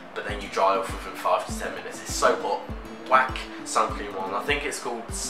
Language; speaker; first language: English; native; English